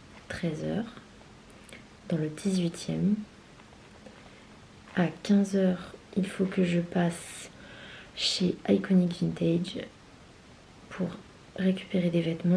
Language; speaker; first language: French; native; French